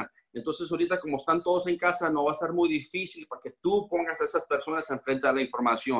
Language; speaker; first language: Spanish; native; Spanish